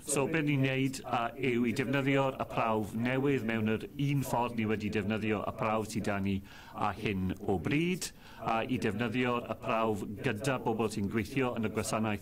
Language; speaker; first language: Welsh; non-native, fluent; English